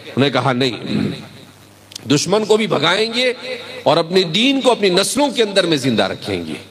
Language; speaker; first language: Urdu; non-native, local second language; Gujarati